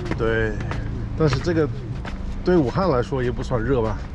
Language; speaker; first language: Chinese; non-native, fluent; English